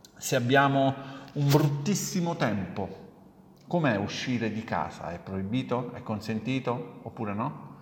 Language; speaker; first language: Italian; native; Italian